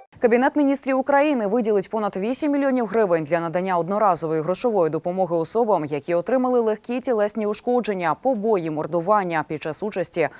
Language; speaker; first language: Ukrainian; native; Ukrainian